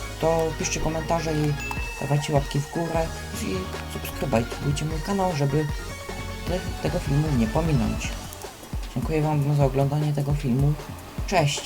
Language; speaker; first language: Polish; native; Polish